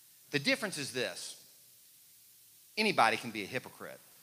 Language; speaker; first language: English; native; English